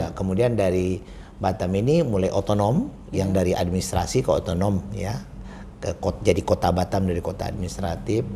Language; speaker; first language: Indonesian; native; Indonesian